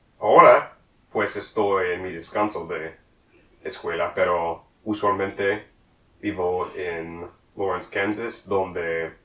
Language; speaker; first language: Spanish; non-native, learner; English